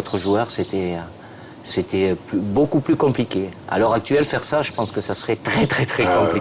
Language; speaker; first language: French; native; French